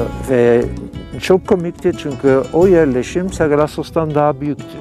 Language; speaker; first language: Turkish; non-native, fluent; Dutch